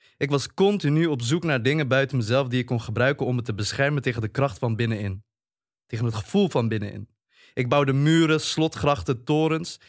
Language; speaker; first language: Dutch; early bilingual, other home language; Turkish